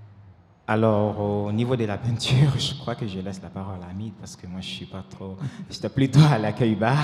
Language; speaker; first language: French; non-native, local second language; Fula